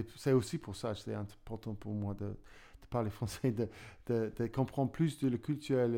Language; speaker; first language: French; non-native, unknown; English